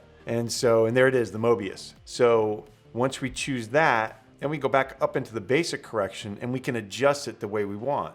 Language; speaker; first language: English; native; English